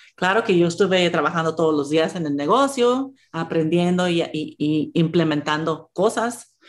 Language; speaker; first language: Spanish; early bilingual, heritage; Spanish